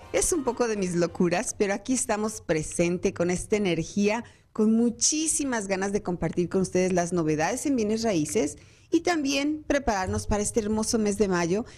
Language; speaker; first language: Spanish; native; Spanish